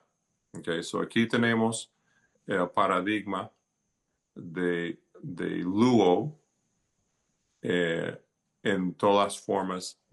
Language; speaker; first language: Spanish; non-native, fluent; English